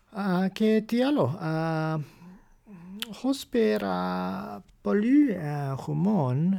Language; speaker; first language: Greek; non-native, fluent; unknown